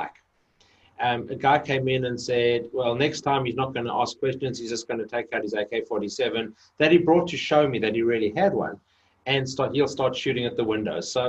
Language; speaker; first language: English; native; English